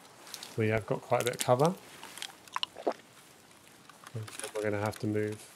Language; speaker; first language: English; native; English